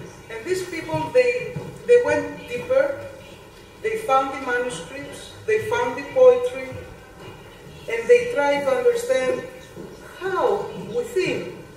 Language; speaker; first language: English; non-native, fluent; Greek